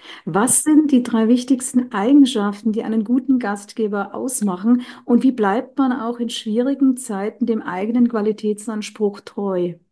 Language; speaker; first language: German; native; German